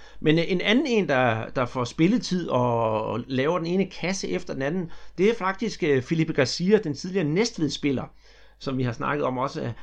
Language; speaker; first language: Danish; native; Danish